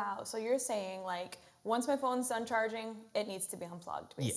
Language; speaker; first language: English; native; English